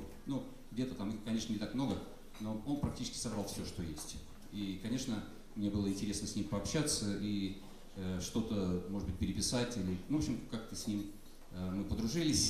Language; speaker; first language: Russian; native; Russian